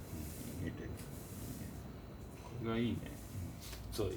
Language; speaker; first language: Japanese; non-native, learner; English